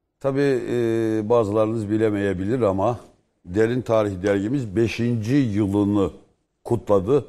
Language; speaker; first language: Turkish; native; Turkish